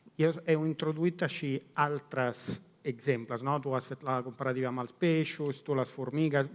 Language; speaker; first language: Catalan; non-native, fluent; Italian